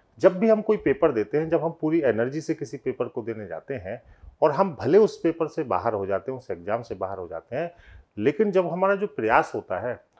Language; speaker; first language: Hindi; native; Hindi